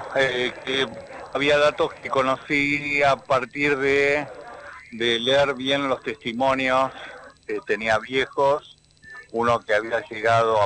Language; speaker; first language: Spanish; native; Spanish